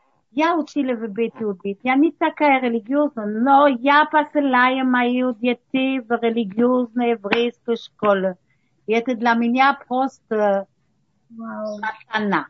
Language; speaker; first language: Russian; early bilingual, heritage; Russian